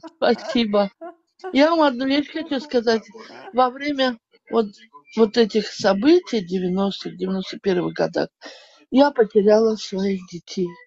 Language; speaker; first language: Russian; native; Russian